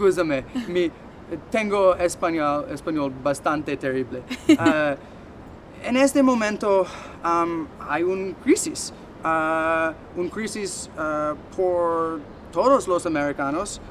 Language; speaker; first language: Spanish; non-native, learner; English